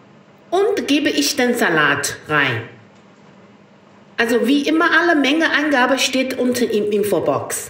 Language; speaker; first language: German; non-native, learner; Chinese